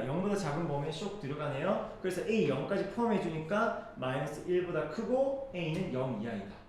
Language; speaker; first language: Korean; native; Korean